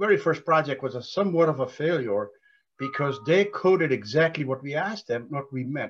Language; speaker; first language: English; non-native, local second language; Gujarati